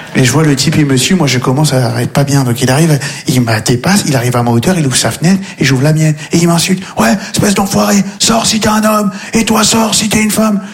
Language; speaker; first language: French; native; French